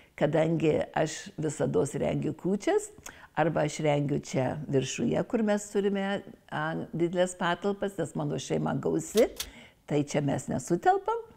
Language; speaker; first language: Lithuanian; early bilingual, heritage; Lithuanian